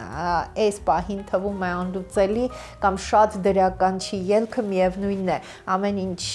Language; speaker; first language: Armenian; native; Armenian